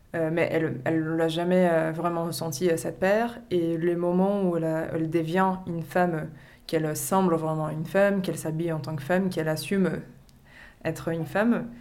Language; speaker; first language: French; non-native, fluent; Portuguese